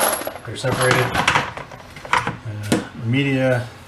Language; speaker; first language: English; native; English